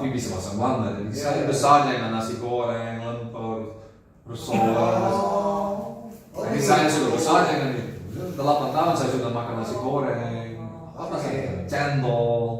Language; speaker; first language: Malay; non-native, fluent; Dutch